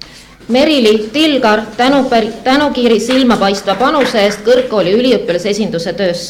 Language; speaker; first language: Estonian; native; Estonian